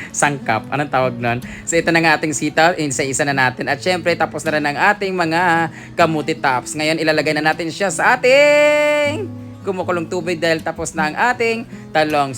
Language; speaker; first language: Filipino; non-native, local second language; Cebuano